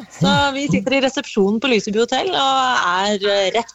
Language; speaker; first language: Norwegian; native; Norwegian